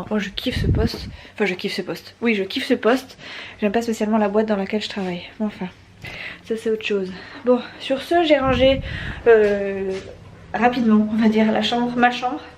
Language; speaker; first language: French; native; French